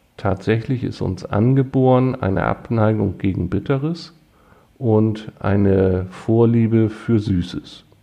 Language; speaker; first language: German; native; German